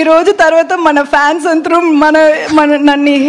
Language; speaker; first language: Telugu; non-native, learner; Tamil